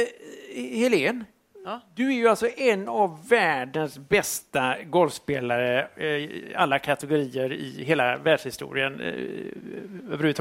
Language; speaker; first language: Swedish; native; Swedish